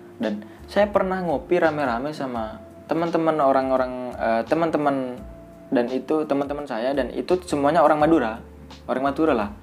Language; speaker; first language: Indonesian; non-native, local second language; Madurese